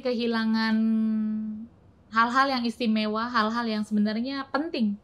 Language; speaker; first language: Indonesian; native; Indonesian